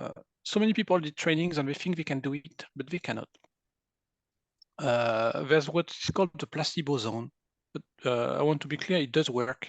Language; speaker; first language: English; non-native, fluent; French